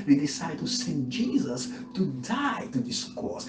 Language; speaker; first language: English; non-native, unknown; Haitian Creole